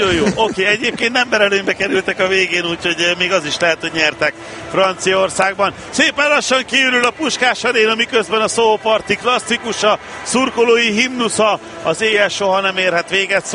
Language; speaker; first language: Hungarian; native; Hungarian